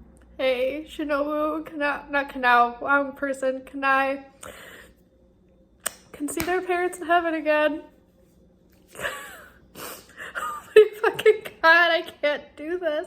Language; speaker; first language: English; native; English